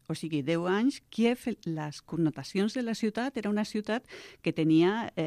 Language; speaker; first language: Catalan; non-native, local second language; Spanish